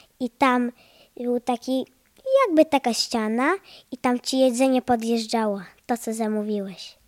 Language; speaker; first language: Polish; early bilingual, heritage; Polish